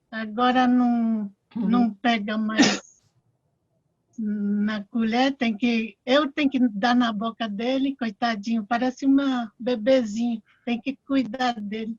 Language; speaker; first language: Portuguese; non-native, local second language; Guarani